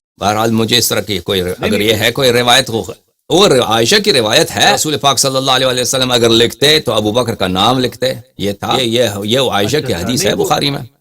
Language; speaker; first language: Urdu; non-native, fluent; Persian